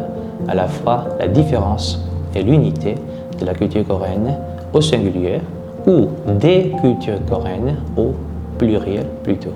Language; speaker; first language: French; non-native, fluent; Korean